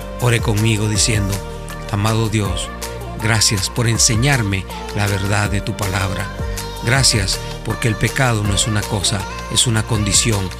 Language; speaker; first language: Spanish; native; Spanish